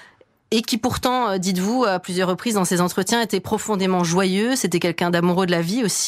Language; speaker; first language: French; native; French